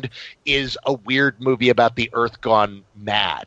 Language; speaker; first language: English; native; English